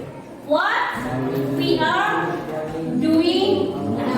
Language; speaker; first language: English; non-native, learner; Indonesian